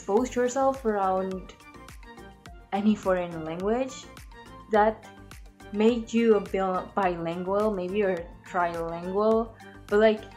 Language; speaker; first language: English; non-native, learner; Indonesian